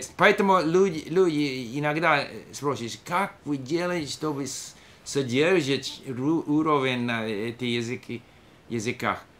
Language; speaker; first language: Russian; non-native, learner; English